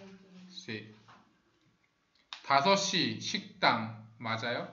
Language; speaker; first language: Korean; non-native, fluent; Spanish